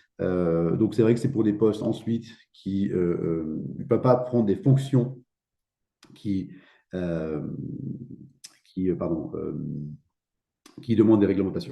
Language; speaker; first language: French; native; French